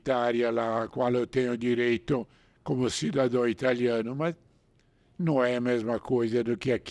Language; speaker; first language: Portuguese; non-native, fluent; Italian